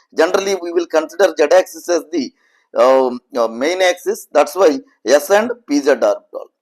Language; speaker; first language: English; non-native, local second language; Telugu